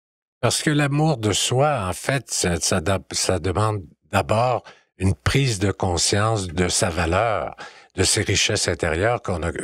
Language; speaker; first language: French; native; French